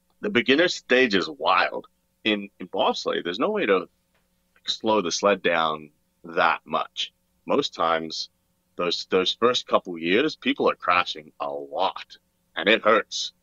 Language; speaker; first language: English; native; English